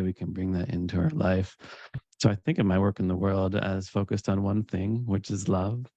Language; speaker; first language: English; native; English